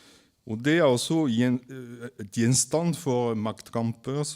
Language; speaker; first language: Norwegian; non-native, fluent; French